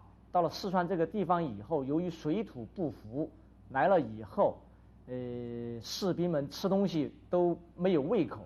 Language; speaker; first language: Chinese; native; Chinese